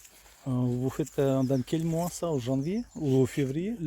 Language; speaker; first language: French; non-native, learner; Russian